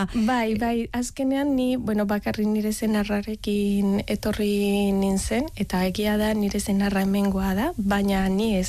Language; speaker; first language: Basque; non-native, learner; Spanish